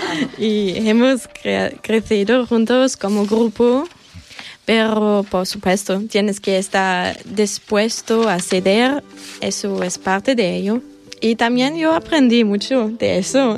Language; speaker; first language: Spanish; non-native, fluent; German